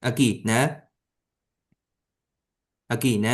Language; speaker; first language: Portuguese; non-native, fluent; Chinese